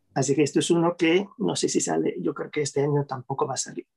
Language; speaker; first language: Spanish; non-native, fluent; English